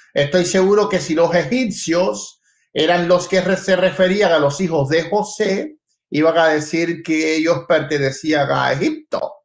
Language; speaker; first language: Spanish; native; Spanish